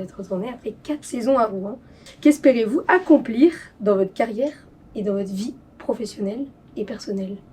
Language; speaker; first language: French; native; French